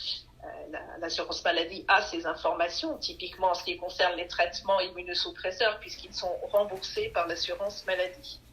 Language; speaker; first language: French; native; French